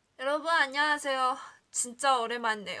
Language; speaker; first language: Korean; non-native, learner; Chinese